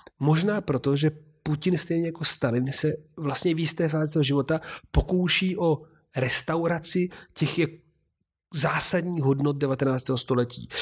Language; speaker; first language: Czech; non-native, fluent; Italian